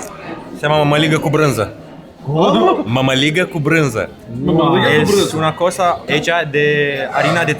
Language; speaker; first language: Spanish; non-native, learner; Romanian